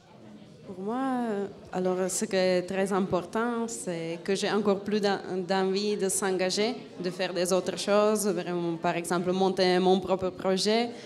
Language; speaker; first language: French; non-native, fluent; Czech